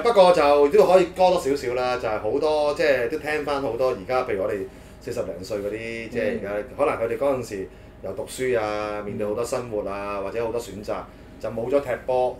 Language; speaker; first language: Cantonese; native; Cantonese